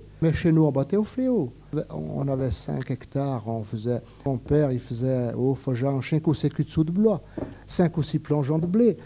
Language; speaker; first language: French; native; French